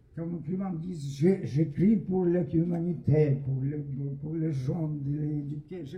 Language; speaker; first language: French; non-native, fluent; Russian